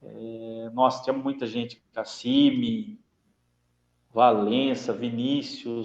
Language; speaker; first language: Portuguese; native; Portuguese